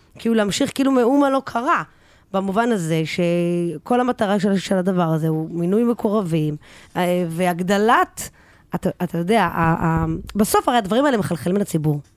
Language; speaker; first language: Hebrew; native; Hebrew